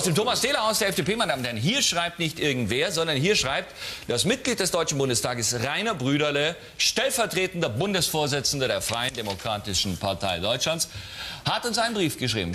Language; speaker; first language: German; native; German